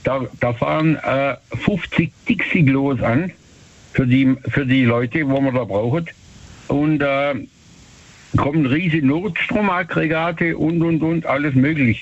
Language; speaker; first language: German; native; German